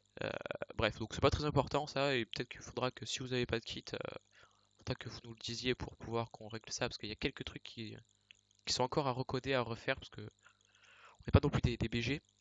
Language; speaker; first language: French; native; French